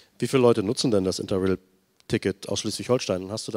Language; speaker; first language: German; native; German